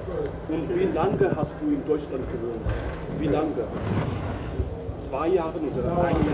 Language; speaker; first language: German; non-native, fluent; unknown